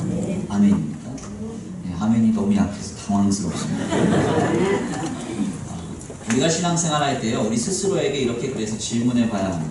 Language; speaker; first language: Korean; native; Korean